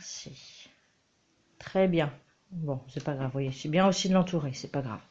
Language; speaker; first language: French; native; French